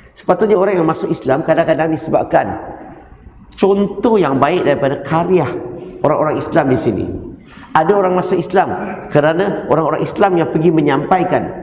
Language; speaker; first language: Malay; non-native, local second language; Chinese